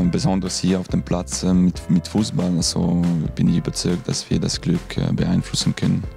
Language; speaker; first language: German; non-native, local second language; French